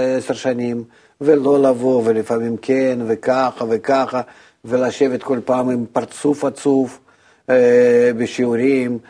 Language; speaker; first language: Hebrew; non-native, fluent; Russian